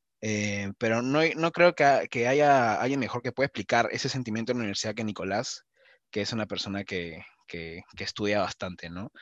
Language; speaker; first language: Spanish; native; Spanish